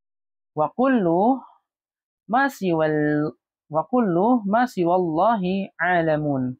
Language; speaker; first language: Arabic; non-native, fluent; Indonesian